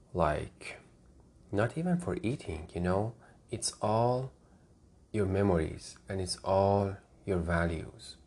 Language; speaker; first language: English; non-native, fluent; Persian